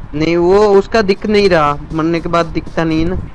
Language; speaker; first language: Hindi; non-native, local second language; Gujarati